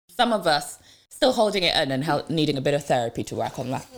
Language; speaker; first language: English; non-native, local second language; French